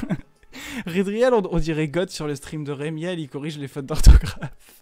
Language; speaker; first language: French; native; French